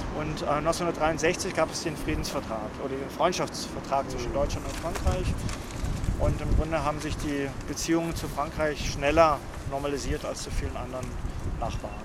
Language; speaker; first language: German; native; German